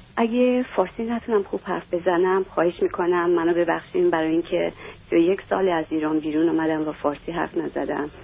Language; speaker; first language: Persian; non-native, local second language; Armenian